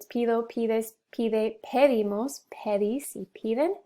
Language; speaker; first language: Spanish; non-native, fluent; English